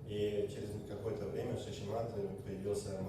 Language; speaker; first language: Russian; native; Russian